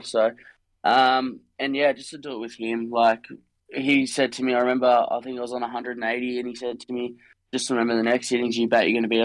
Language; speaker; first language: English; native; English